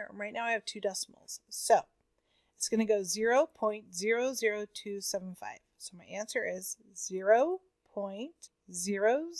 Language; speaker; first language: English; native; English